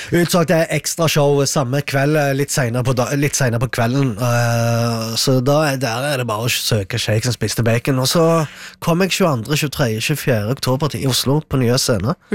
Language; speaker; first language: Norwegian; early bilingual, other home language; Arabic